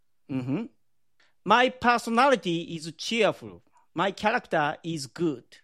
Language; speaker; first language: English; non-native, learner; Japanese